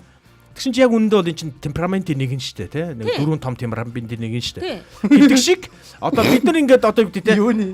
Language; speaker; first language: Mongolian; native; Mongolian